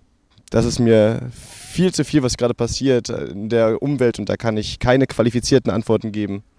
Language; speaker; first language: German; native; German